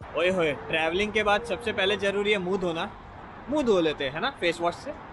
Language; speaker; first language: Hindi; native; Hindi